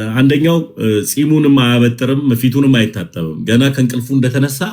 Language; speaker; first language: Amharic; native; Amharic